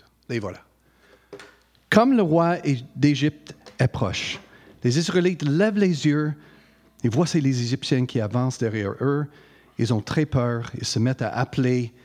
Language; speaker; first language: French; non-native, fluent; English